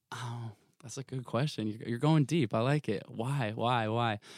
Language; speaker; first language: English; native; English